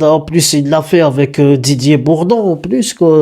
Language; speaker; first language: French; native; French